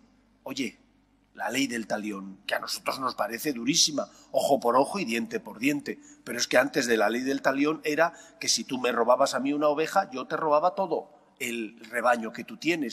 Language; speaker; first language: Spanish; native; Spanish